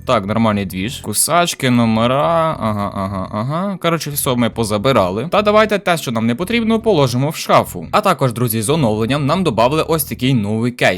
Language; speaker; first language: Ukrainian; native; Ukrainian